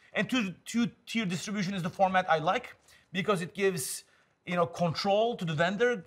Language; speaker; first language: English; non-native, fluent; Turkish